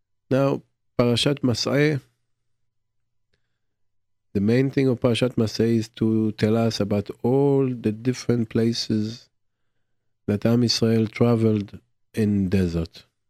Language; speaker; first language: English; non-native, fluent; Hebrew